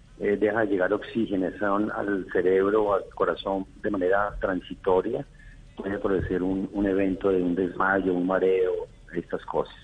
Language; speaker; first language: Spanish; native; Spanish